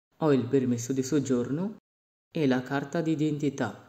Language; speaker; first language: Italian; non-native, fluent; Bangla